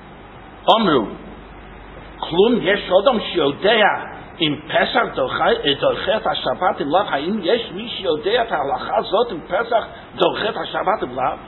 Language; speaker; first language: Hebrew; non-native, fluent; English